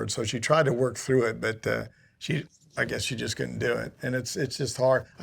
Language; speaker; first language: English; native; English